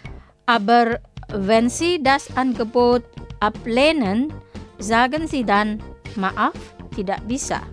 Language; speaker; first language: German; non-native, fluent; Indonesian